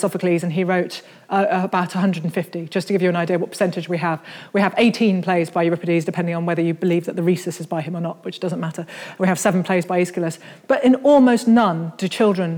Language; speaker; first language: English; native; English